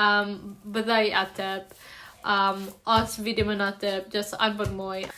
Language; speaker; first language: Welsh; non-native, learner; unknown